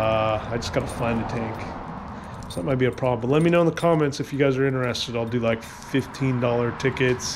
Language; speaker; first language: English; native; English